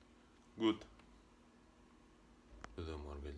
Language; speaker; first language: German; non-native, learner; Russian